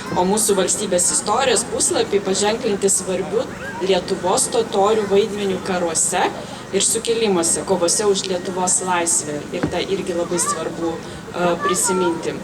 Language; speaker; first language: Lithuanian; native; Lithuanian